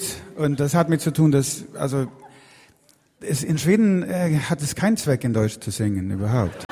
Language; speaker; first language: German; non-native, learner; Swedish